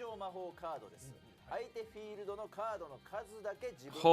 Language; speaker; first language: Japanese; native; Japanese